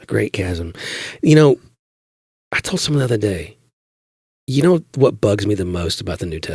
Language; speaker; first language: English; native; English